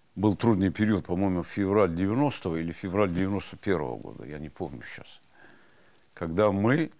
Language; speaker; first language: Russian; non-native, local second language; Avaric